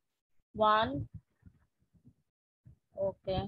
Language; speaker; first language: English; non-native, local second language; Bangla